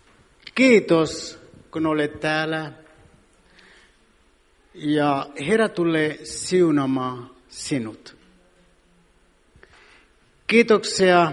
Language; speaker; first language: Finnish; non-native, fluent; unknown